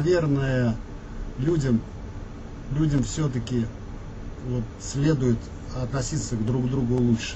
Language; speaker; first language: Russian; native; Russian